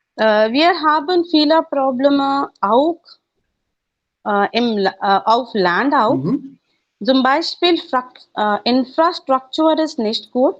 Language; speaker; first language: German; non-native, learner; Hindi